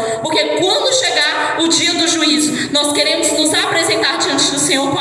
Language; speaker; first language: Portuguese; native; Portuguese